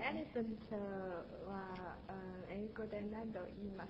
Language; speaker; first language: Japanese; non-native, learner; Chinese